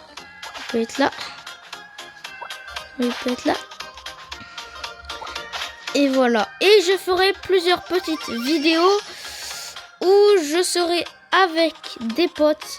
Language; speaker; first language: French; native; French